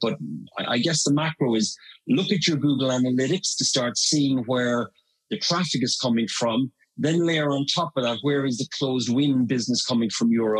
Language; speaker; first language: English; native; English